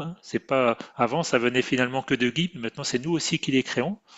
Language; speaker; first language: French; native; French